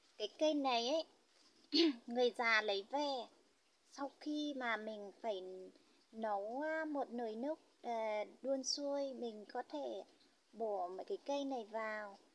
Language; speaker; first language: Vietnamese; non-native, local second language; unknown